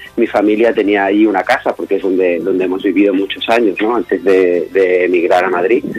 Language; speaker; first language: Spanish; native; Spanish